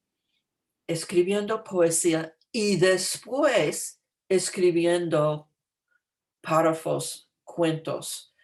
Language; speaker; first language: Spanish; non-native, fluent; English